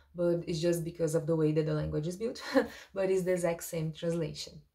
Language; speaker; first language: English; non-native, fluent; Portuguese